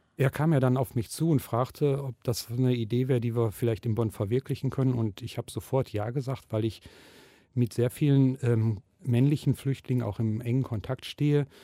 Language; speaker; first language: German; native; German